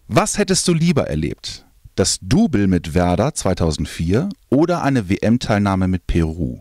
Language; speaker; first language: German; native; German